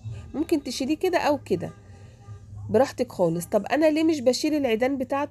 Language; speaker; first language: Arabic; native; Arabic